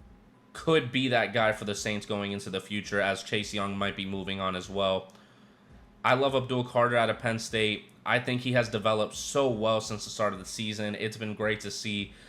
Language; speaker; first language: English; native; English